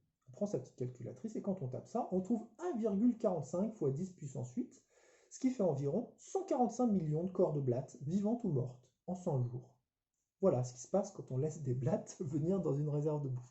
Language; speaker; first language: French; native; French